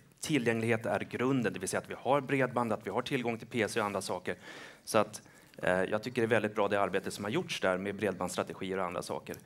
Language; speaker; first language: Swedish; native; Swedish